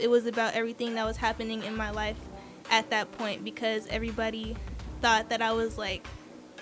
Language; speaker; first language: English; native; English